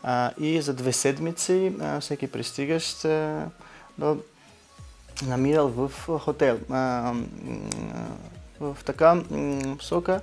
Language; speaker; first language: Bulgarian; non-native, learner; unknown